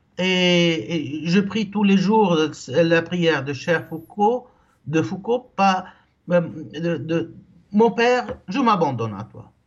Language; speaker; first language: French; non-native, local second language; Arabic